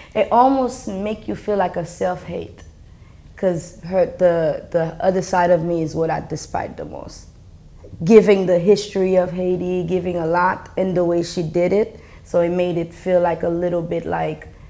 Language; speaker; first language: English; non-native, fluent; Haitian Creole